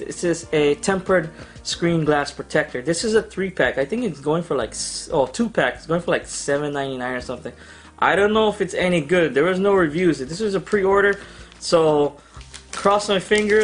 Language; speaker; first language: English; native; English